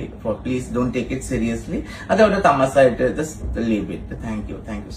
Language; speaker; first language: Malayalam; non-native, fluent; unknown